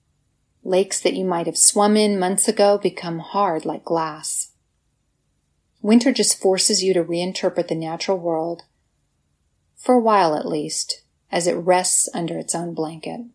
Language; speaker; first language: English; native; English